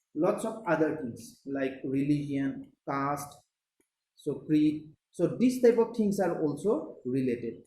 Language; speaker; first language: English; non-native, local second language; Assamese